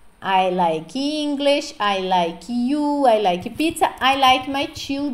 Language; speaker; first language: English; non-native, fluent; Portuguese